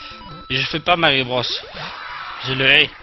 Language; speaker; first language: French; non-native, fluent; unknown